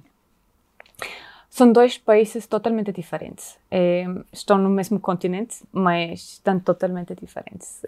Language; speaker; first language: Portuguese; non-native, fluent; German